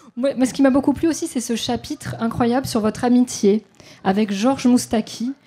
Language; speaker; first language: French; native; French